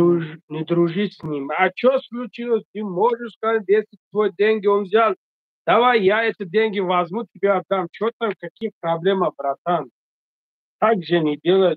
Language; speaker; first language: Russian; non-native, fluent; Tajik